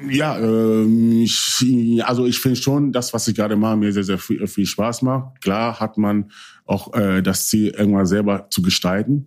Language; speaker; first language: German; early bilingual, other home language; Akan